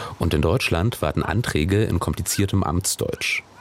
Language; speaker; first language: German; native; German